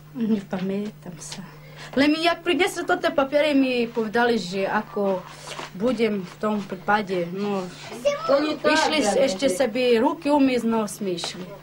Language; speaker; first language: Slovak; non-native, local second language; Romany